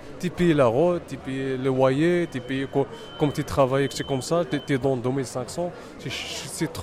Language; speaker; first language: French; non-native, learner; Arabic